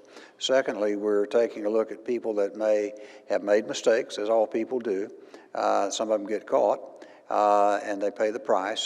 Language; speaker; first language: English; native; English